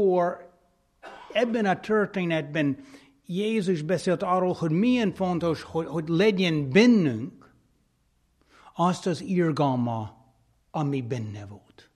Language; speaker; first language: Hungarian; non-native, fluent; English